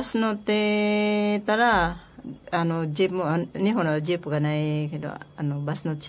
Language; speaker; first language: Japanese; non-native, learner; Filipino